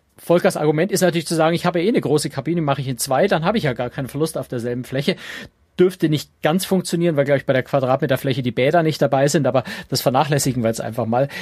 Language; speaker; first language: German; native; German